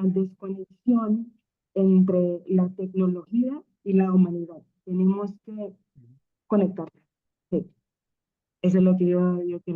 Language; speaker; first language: Spanish; non-native, fluent; Akan